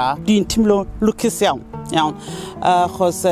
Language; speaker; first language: Welsh; non-native, fluent; Southern Sotho